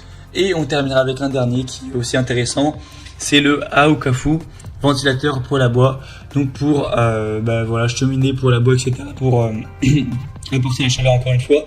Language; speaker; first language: French; native; French